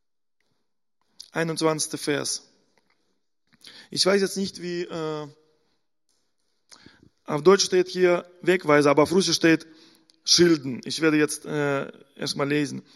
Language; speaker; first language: German; non-native, fluent; Russian